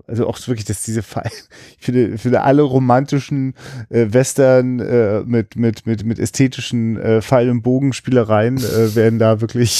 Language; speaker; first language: German; native; German